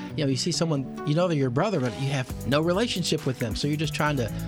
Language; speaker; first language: English; native; English